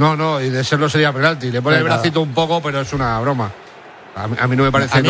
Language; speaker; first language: Spanish; native; Spanish